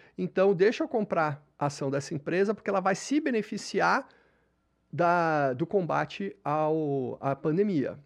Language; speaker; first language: Portuguese; native; Portuguese